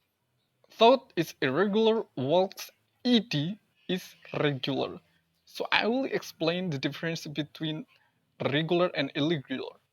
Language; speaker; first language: English; non-native, learner; Indonesian